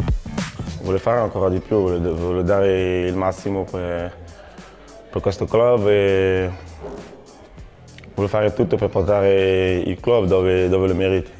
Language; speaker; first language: Italian; non-native, learner; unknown